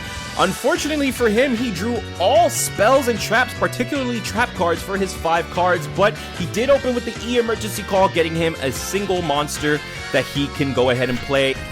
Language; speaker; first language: English; native; English